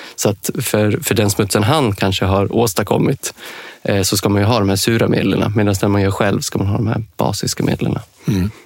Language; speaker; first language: Swedish; native; Swedish